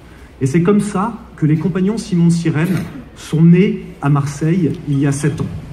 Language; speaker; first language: French; native; French